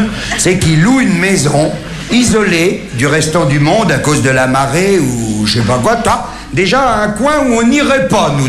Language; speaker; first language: French; native; French